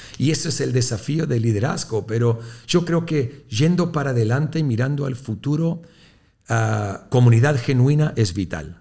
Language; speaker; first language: Spanish; early bilingual, heritage; Spanish